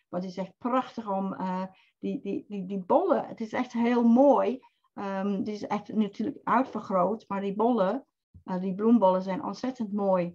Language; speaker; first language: Dutch; non-native, fluent; English